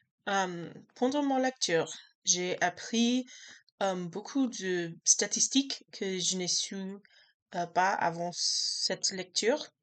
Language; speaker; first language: French; non-native, learner; English